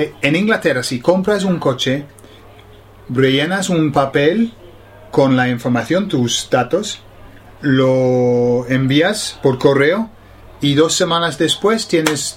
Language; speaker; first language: Spanish; non-native, fluent; English